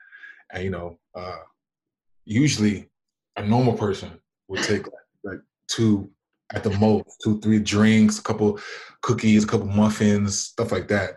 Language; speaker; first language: English; native; English